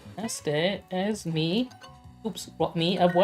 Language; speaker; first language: Spanish; non-native, learner; English